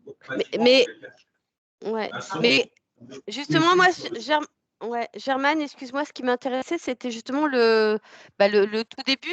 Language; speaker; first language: French; native; French